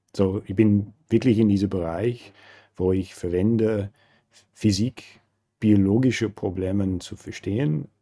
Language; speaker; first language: German; non-native, fluent; English